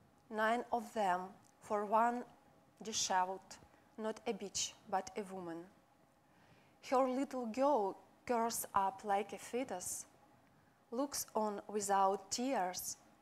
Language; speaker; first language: English; non-native, fluent; Russian